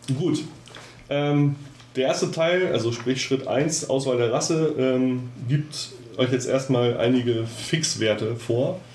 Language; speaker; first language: German; native; German